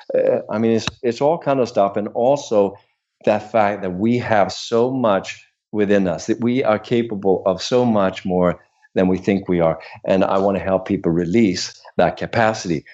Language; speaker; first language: English; non-native, fluent; Swedish